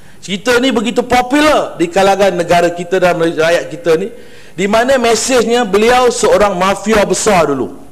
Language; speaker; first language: Malay; non-native, local second language; Tamil